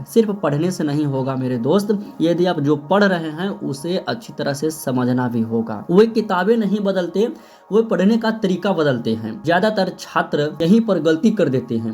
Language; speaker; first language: Hindi; native; Hindi